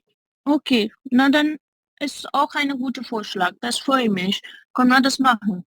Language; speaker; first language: German; non-native, learner; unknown